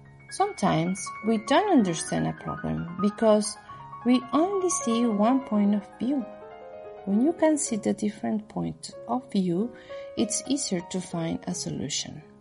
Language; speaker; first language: English; non-native, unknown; Spanish